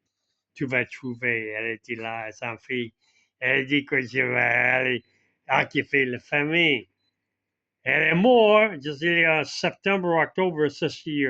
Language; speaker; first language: French; non-native, fluent; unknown